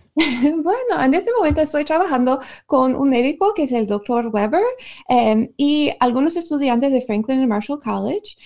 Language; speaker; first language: Spanish; non-native, fluent; English